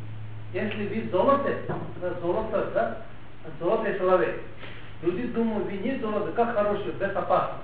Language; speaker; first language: Russian; non-native, learner; Tibetan